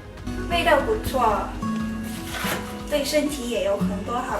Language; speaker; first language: Chinese; non-native, fluent; Korean